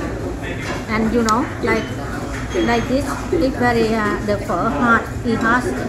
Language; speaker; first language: English; non-native, learner; Vietnamese